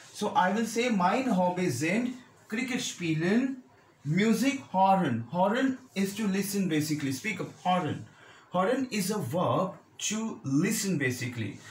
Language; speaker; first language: German; non-native, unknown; Hindi